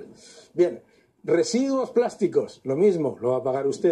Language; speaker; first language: Spanish; native; Spanish